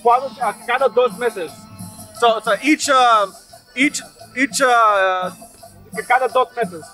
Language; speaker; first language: Spanish; non-native, learner; English